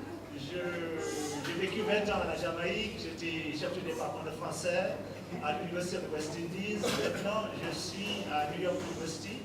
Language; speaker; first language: French; non-native, fluent; English